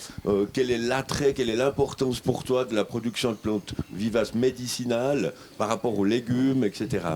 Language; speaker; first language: French; native; French